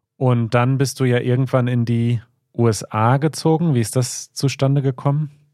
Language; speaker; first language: German; native; German